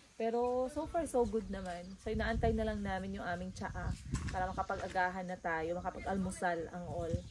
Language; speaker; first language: Filipino; non-native, local second language; Cebuano